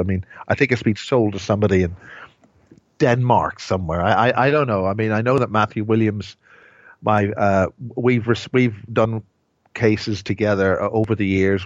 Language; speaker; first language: English; native; English